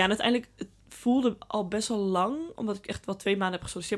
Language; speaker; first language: Dutch; native; Dutch